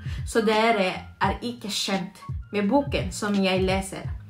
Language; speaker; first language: Norwegian; non-native, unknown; Filipino